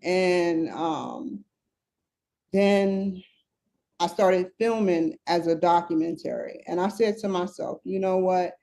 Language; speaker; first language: English; native; English